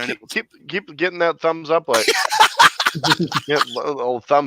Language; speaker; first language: English; native; English